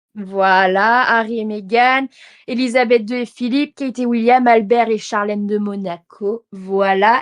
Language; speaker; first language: French; native; French